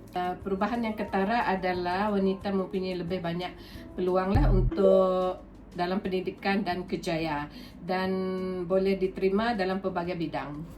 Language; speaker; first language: Malay; non-native, local second language; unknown